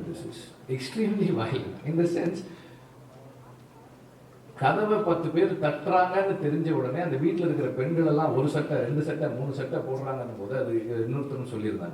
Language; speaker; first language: Tamil; native; Tamil